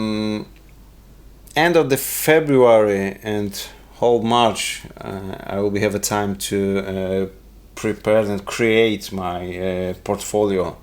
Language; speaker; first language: English; non-native, learner; Polish